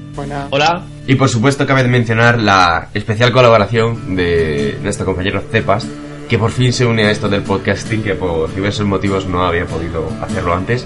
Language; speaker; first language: Spanish; native; Spanish